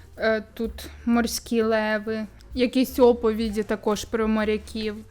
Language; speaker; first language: Ukrainian; non-native, local second language; Russian